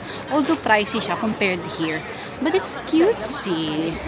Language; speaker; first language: English; non-native, local second language; Filipino